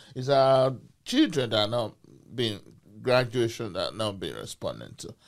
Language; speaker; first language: English; non-native, local second language; Bini